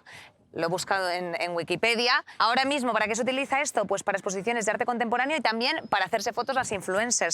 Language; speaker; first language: Spanish; native; Spanish